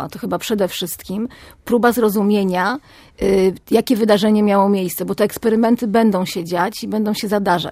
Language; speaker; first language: Polish; native; Polish